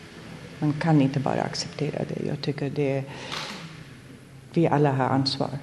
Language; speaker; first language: Swedish; non-native, fluent; German